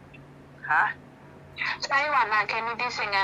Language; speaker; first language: Cantonese; non-native, fluent; Javanese